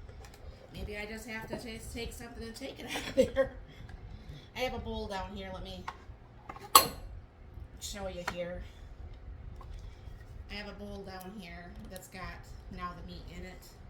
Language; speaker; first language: English; native; English